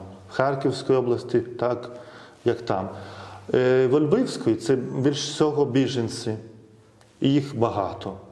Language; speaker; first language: Ukrainian; non-native, fluent; Lithuanian